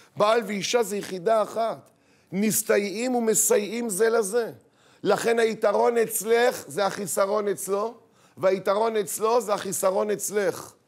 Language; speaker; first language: Hebrew; native; Hebrew